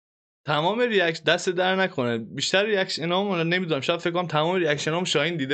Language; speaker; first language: Persian; native; Persian